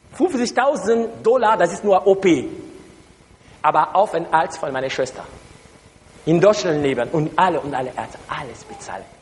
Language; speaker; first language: German; non-native, learner; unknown